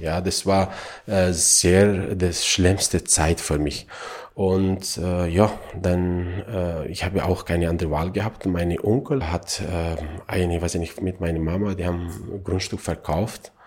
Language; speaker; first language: German; non-native, learner; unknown